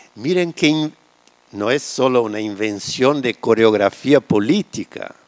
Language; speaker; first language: Spanish; non-native, fluent; Hungarian